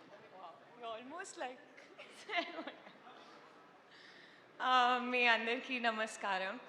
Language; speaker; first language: Telugu; non-native, learner; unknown